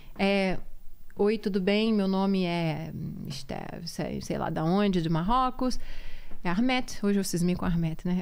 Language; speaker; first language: Portuguese; native; Portuguese